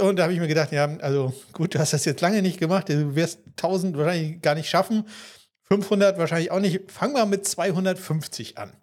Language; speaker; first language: German; native; German